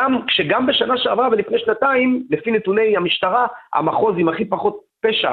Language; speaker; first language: Hebrew; native; Hebrew